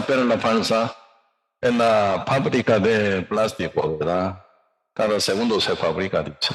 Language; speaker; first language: Spanish; non-native, learner; Korean